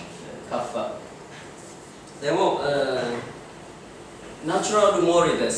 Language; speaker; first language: Japanese; non-native, learner; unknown